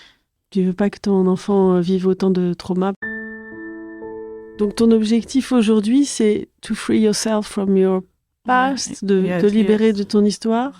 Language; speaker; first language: French; native; French